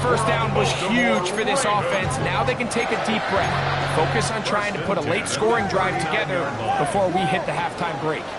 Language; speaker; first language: English; native; English